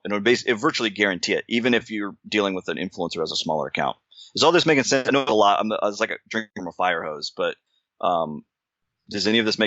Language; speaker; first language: English; native; English